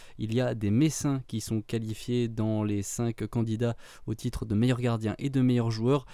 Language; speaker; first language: French; native; French